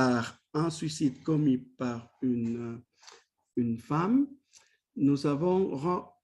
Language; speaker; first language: French; non-native, fluent; Spanish